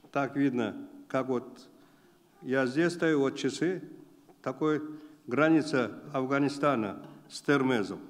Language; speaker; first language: Russian; non-native, local second language; Uzbek